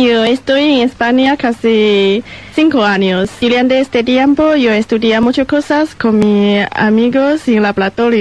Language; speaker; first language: Spanish; non-native, learner; Chinese